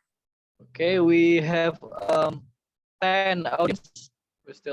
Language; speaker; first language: English; non-native, learner; Indonesian